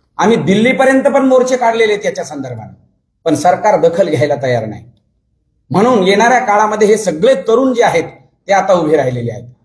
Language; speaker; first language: Marathi; non-native, local second language; Lambadi